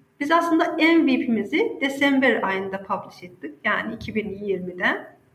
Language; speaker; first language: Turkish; non-native, fluent; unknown